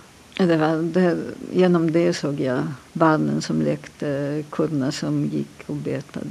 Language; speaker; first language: Swedish; non-native, fluent; Polish